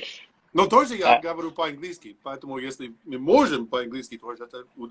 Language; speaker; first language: Russian; non-native, learner; English